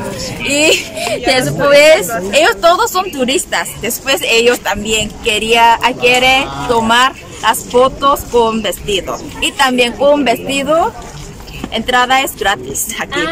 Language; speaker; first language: Spanish; non-native, learner; Korean